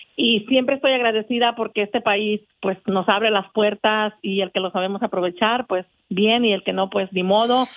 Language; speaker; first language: Spanish; native; Spanish